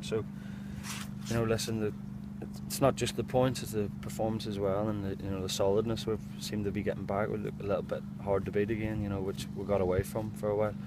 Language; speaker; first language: English; native; English